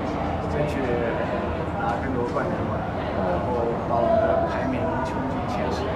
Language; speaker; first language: Chinese; native; Chinese